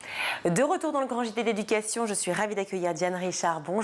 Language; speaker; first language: French; native; French